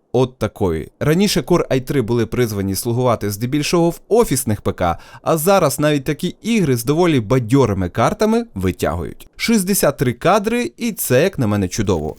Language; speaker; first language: Ukrainian; non-native, local second language; Russian